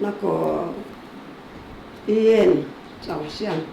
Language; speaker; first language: Chinese; non-native, local second language; Amis